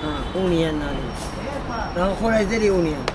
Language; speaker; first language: Chinese; non-native, learner; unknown